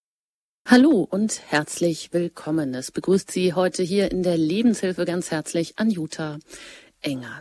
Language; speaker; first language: German; native; German